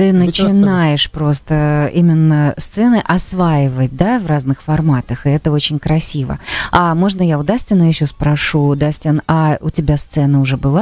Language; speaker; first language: Russian; native; Russian